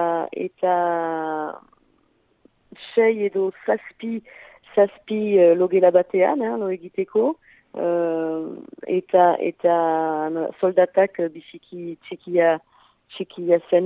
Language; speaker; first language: Basque; non-native, local second language; French